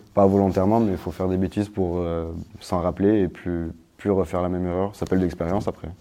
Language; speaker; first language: French; native; French